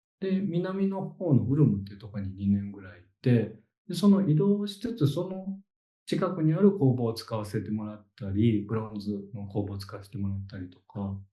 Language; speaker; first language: Japanese; native; Japanese